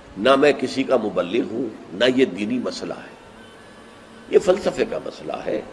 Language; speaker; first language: Urdu; native; Urdu